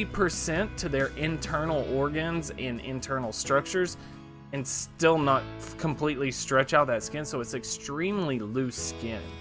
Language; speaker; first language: English; native; English